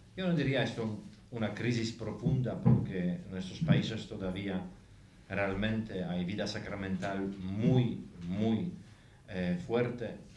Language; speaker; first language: Spanish; non-native, fluent; Polish